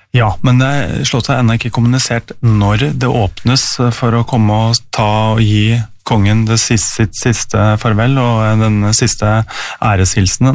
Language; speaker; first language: Norwegian; native; Norwegian